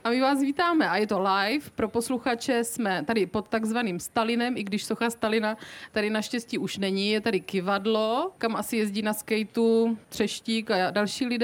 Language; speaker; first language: Czech; native; Czech